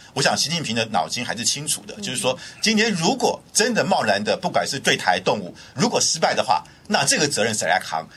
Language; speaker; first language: Chinese; native; Chinese